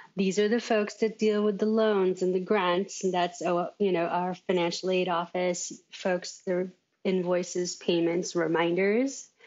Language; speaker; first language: English; native; English